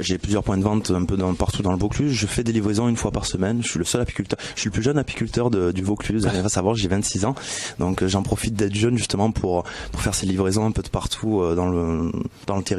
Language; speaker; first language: French; native; French